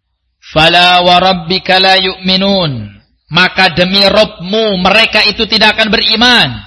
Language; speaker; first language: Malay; non-native, local second language; Javanese